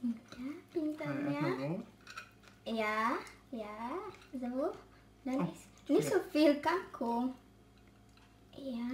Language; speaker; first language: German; non-native, learner; Indonesian